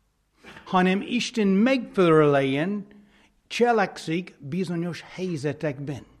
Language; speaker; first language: Hungarian; non-native, fluent; English